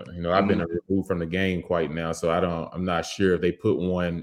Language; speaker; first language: English; native; English